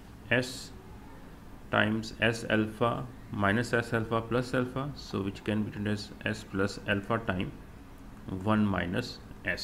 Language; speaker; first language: English; non-native, local second language; Urdu